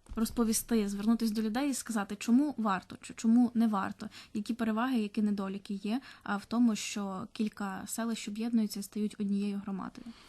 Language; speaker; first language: Ukrainian; native; Ukrainian